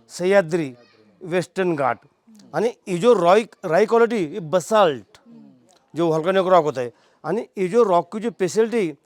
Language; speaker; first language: Hindi; non-native, local second language; Marathi